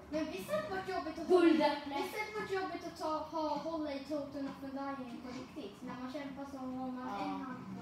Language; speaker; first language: Swedish; native; Swedish